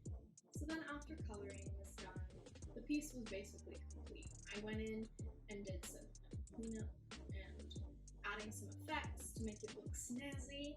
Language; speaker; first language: English; native; English